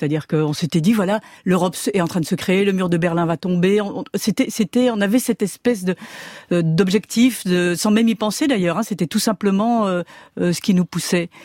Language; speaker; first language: French; native; French